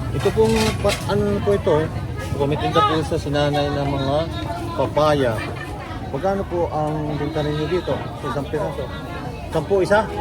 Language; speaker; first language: Filipino; native; Filipino